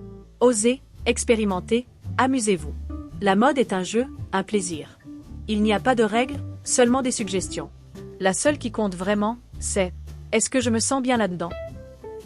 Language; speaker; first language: French; native; French